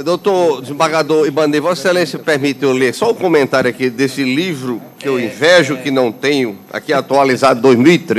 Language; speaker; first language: Portuguese; native; Portuguese